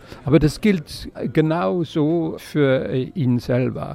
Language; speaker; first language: German; non-native, fluent; French